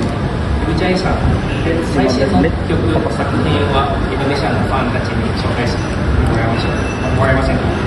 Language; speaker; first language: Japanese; non-native, local second language; Indonesian